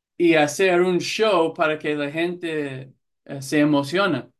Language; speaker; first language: Spanish; non-native, fluent; English